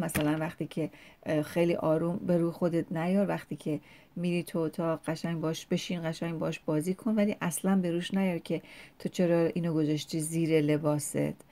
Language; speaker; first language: Persian; native; Persian